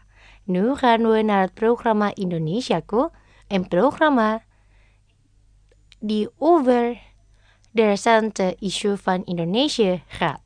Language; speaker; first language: Dutch; non-native, fluent; Indonesian